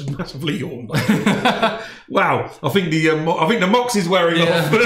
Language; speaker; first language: English; native; English